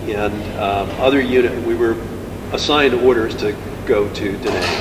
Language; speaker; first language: English; native; English